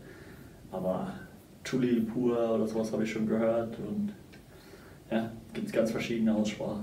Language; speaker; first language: German; native; German